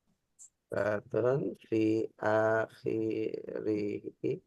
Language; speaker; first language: Arabic; non-native, fluent; Indonesian